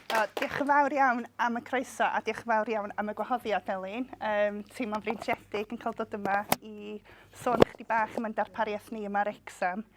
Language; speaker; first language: Welsh; non-native, local second language; English